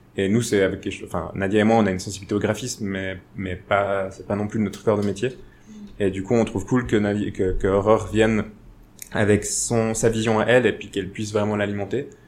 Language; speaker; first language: French; native; French